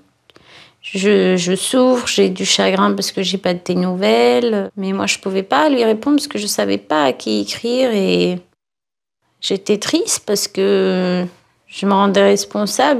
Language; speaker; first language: French; early bilingual, other home language; Arabic